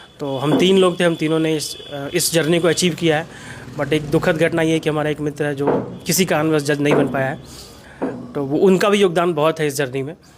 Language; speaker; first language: Hindi; native; Hindi